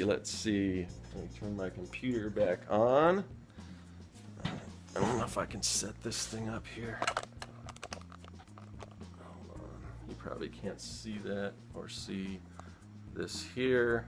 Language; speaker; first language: English; native; English